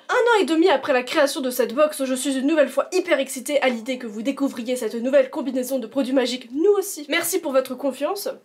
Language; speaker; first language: French; native; French